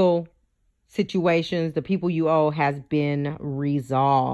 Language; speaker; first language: English; native; English